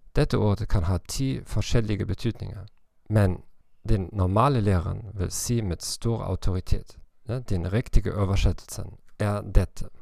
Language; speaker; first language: Norwegian; non-native, learner; German